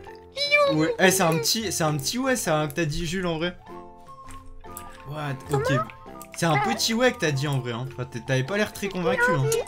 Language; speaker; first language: French; native; French